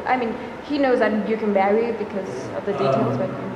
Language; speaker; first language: English; non-native, fluent; Spanish